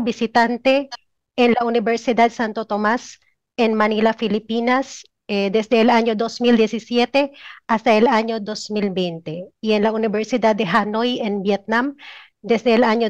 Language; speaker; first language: Spanish; non-native, fluent; Filipino